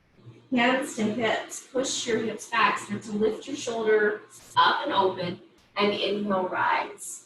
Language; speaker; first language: English; native; English